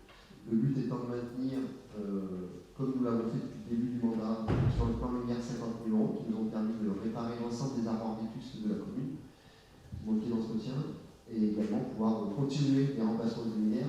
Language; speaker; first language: French; native; French